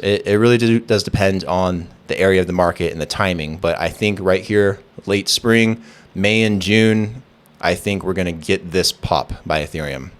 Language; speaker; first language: English; native; English